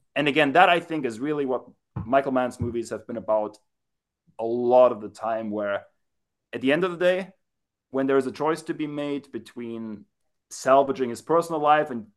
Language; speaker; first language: English; non-native, fluent; German